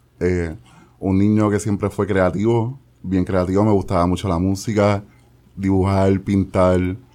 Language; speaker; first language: Spanish; native; Spanish